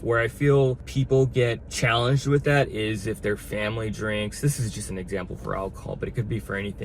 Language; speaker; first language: English; native; English